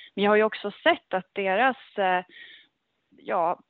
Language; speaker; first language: Swedish; native; Swedish